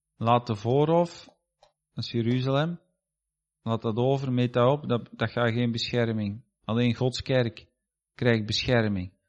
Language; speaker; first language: Dutch; native; Dutch